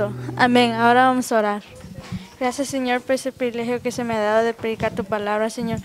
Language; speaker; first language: Spanish; early bilingual, other home language; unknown